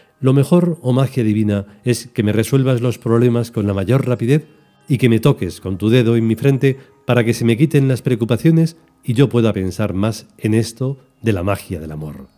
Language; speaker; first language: Spanish; native; Spanish